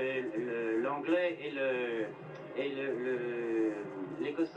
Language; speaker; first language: French; native; French